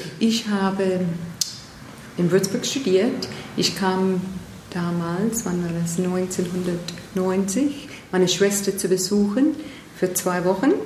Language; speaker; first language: German; non-native, fluent; English